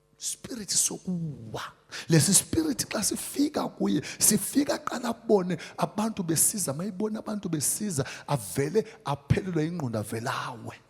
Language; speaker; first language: Zulu; non-native, local second language; Xhosa